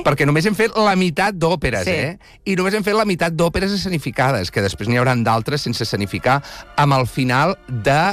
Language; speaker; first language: Catalan; native; Catalan